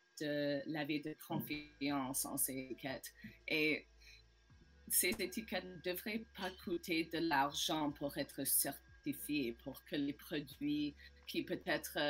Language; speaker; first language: French; non-native, local second language; English